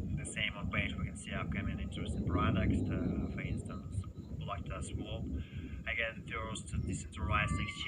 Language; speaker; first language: English; non-native, learner; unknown